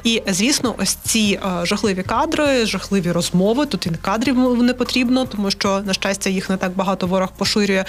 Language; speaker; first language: Ukrainian; native; Ukrainian